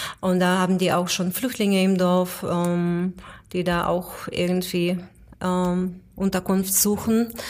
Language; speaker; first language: German; non-native, fluent; Ukrainian